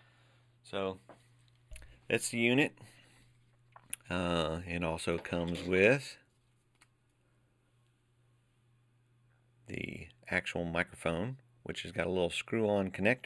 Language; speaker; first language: English; native; English